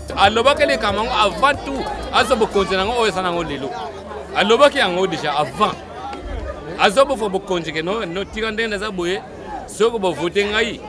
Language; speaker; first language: Lingala; non-native, local second language; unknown